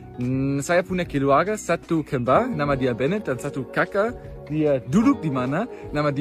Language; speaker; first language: Indonesian; non-native, learner; German